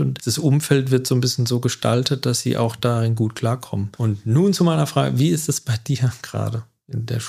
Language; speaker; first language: German; native; German